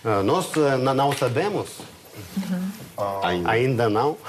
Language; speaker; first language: Portuguese; non-native, fluent; Russian